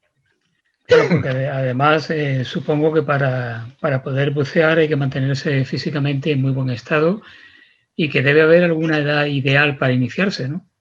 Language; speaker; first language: Spanish; native; Spanish